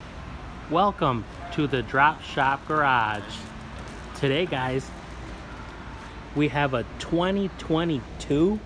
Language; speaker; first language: English; native; English